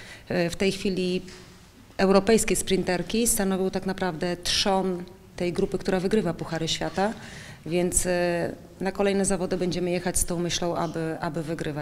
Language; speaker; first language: Polish; native; Polish